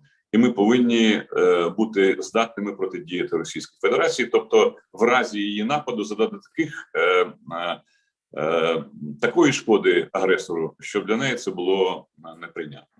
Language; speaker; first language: Ukrainian; native; Ukrainian